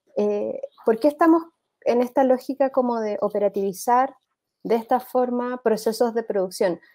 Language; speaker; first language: Spanish; native; Spanish